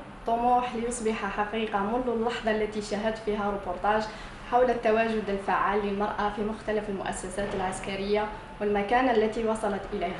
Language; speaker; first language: Arabic; native; Arabic